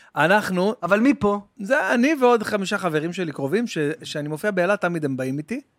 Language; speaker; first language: Hebrew; native; Hebrew